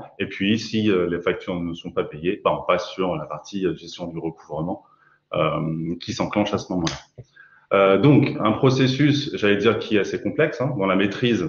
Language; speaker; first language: French; native; French